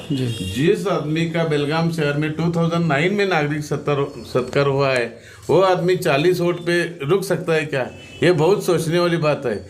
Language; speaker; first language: Hindi; non-native, local second language; Marathi